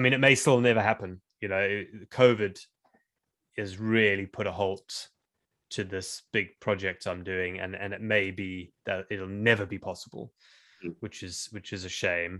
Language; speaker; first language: English; native; English